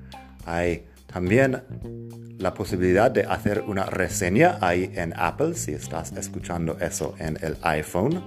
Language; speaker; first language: Spanish; non-native, fluent; English